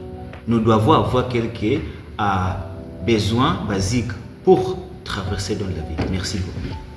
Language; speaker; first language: French; non-native, learner; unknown